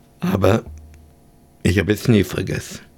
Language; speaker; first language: German; early bilingual, heritage; German